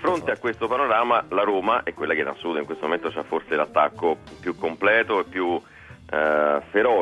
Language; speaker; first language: Italian; native; Italian